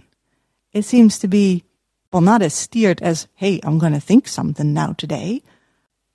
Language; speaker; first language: English; non-native, fluent; Dutch